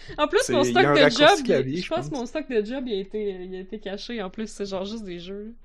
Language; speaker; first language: French; native; French